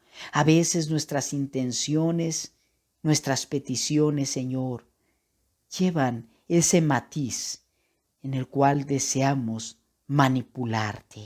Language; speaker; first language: Spanish; native; Spanish